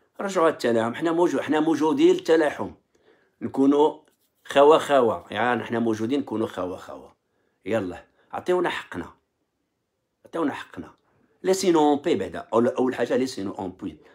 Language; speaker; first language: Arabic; native; Arabic